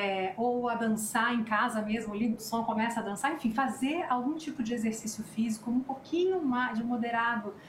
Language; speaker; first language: Portuguese; native; Portuguese